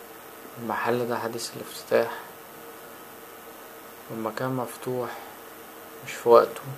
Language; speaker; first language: Arabic; native; Arabic